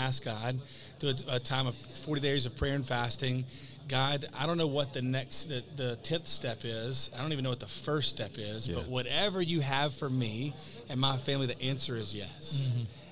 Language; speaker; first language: English; native; English